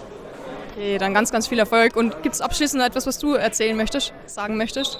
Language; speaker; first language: German; native; German